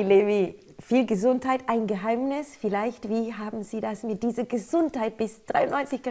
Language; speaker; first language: German; non-native, fluent; Spanish